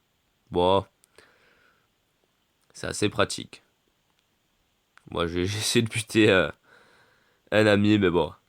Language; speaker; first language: French; native; French